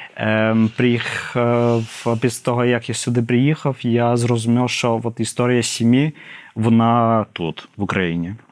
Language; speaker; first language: Ukrainian; non-native, fluent; English